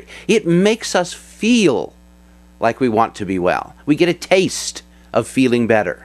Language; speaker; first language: English; native; English